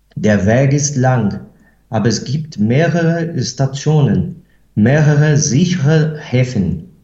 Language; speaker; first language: German; non-native, fluent; Portuguese